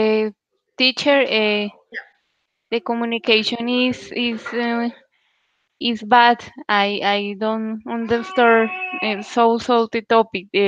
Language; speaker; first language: English; non-native, learner; Spanish